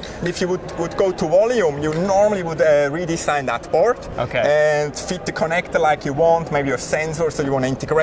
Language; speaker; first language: English; non-native, fluent; German